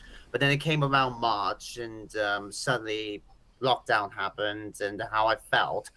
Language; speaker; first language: English; native; English